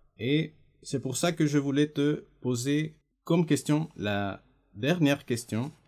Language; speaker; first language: French; non-native, fluent; Spanish